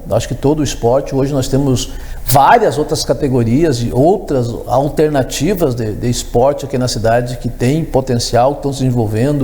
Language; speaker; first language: Portuguese; native; Portuguese